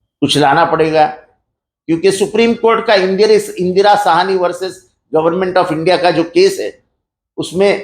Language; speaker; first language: Hindi; non-native, local second language; Marathi